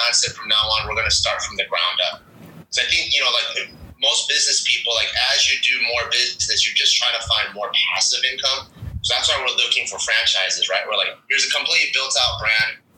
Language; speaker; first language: English; native; English